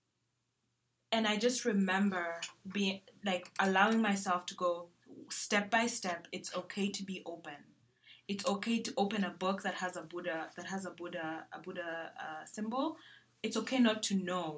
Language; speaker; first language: English; non-native, local second language; Ganda